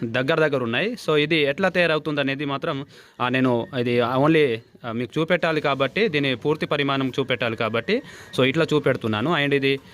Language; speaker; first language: Telugu; non-native, local second language; Gondi